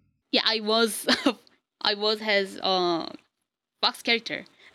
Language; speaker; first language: English; non-native, learner; Korean